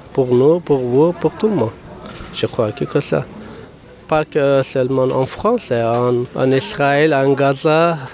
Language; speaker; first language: French; non-native, learner; Kurdish